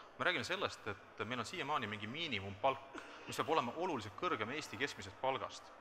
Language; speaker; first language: Estonian; native; Estonian